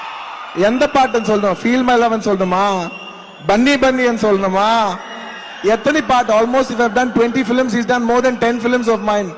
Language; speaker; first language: Tamil; non-native, local second language; Telugu